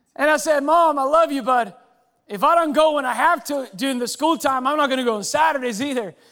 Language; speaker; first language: English; non-native, fluent; Swedish